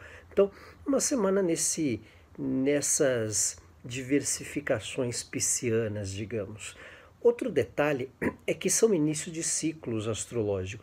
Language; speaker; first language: Portuguese; native; Portuguese